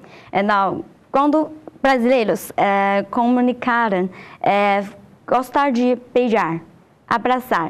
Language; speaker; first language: Portuguese; non-native, learner; Chinese